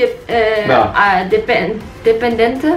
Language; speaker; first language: Romanian; non-native, learner; Dutch